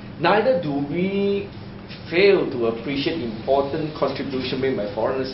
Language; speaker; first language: English; native; English